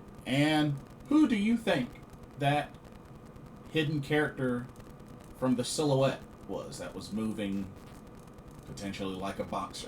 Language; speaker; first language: English; native; English